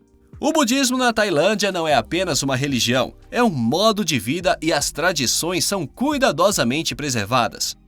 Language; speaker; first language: Portuguese; native; Portuguese